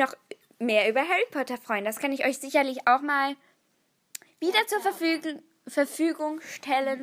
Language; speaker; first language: German; native; German